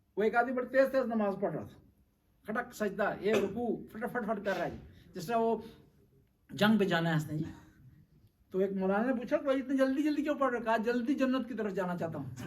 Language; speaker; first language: Urdu; non-native, local second language; Punjabi